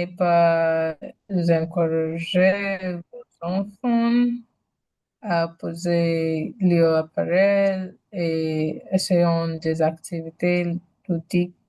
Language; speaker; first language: French; non-native, learner; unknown